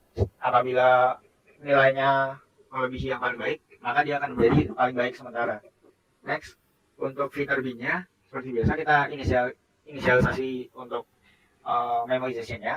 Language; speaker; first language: Indonesian; native; Indonesian